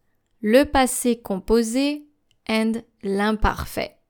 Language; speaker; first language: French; non-native, fluent; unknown